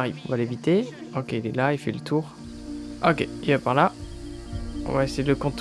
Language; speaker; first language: French; native; French